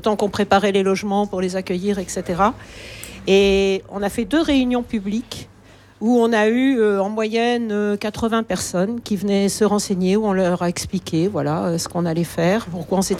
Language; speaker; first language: French; native; French